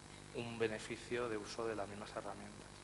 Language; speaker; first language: Spanish; native; Spanish